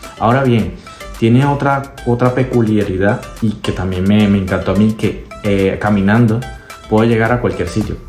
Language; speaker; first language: Spanish; native; Spanish